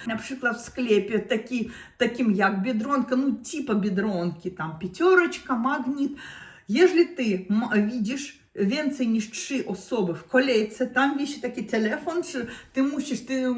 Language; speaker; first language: Polish; non-native, learner; Russian